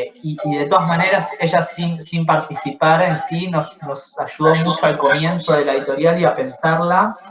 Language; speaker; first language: Spanish; native; Spanish